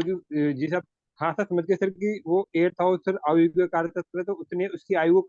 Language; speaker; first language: Hindi; native; Hindi